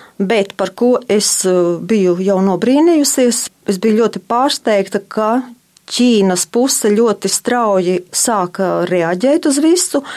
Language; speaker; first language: Latvian; native; Latvian